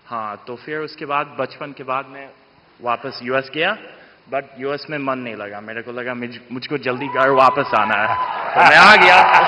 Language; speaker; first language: Hindi; early bilingual, heritage; Hindi